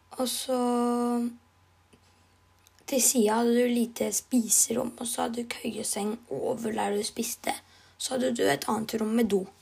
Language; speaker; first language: Norwegian; non-native, learner; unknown